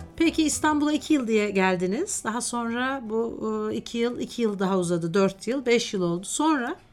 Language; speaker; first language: Turkish; native; Turkish